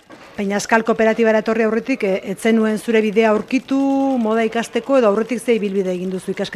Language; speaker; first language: Basque; native; Basque